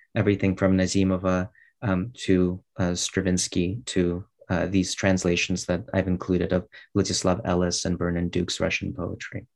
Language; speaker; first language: English; early bilingual, other home language; Russian